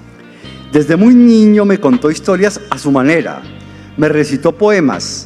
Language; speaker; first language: Spanish; native; Spanish